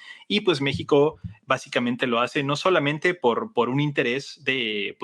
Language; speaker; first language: Spanish; native; Spanish